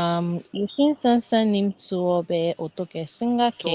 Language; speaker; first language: Korean; non-native, learner; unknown